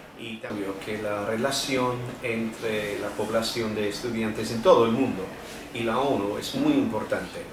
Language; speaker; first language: Spanish; non-native, fluent; English